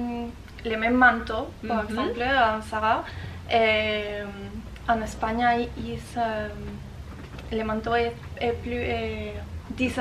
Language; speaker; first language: French; non-native, learner; Spanish